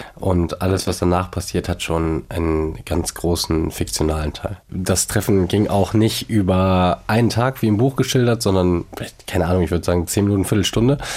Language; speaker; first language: German; native; German